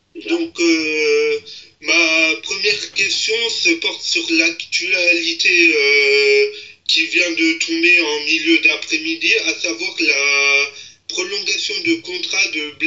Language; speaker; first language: French; native; French